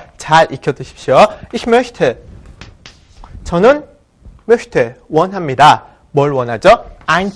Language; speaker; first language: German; non-native, fluent; Korean